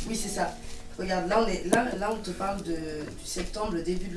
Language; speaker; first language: French; native; French